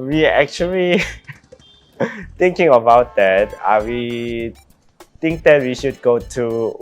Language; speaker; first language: English; non-native, learner; Korean